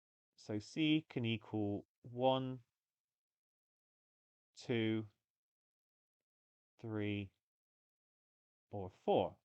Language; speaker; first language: English; native; English